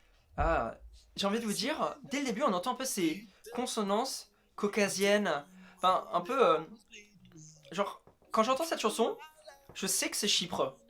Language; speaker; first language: French; native; French